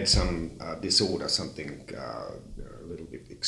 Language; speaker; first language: English; native; English